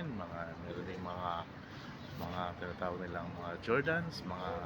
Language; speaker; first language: Filipino; native; Filipino